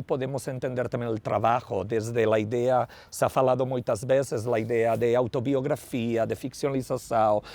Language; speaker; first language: Portuguese; non-native, learner; Spanish